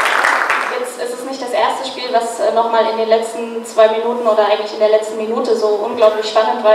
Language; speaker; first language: German; native; German